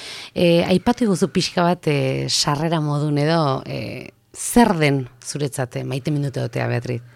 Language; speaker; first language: Basque; native; Basque